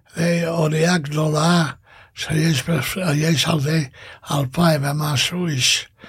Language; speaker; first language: Hebrew; non-native, fluent; Hungarian